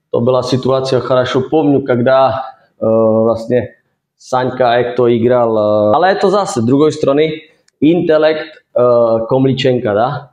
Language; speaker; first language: Russian; non-native, fluent; Czech